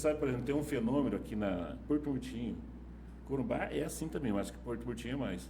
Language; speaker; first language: Portuguese; native; Portuguese